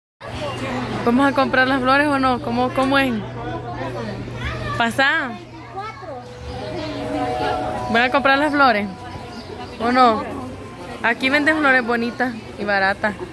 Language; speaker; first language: Spanish; native; Spanish